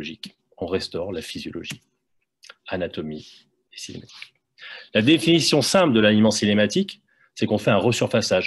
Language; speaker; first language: French; native; French